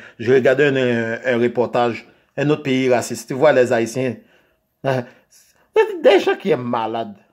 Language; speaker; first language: French; non-native, local second language; Haitian Creole